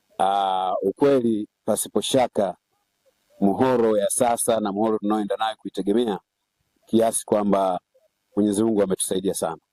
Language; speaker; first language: Swahili; native; Swahili